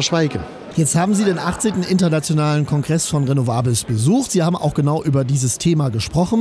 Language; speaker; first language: German; native; German